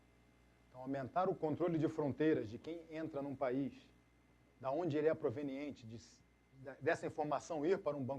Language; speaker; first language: Portuguese; native; Portuguese